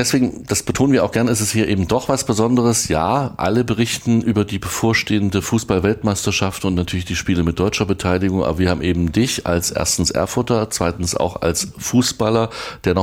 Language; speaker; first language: German; native; German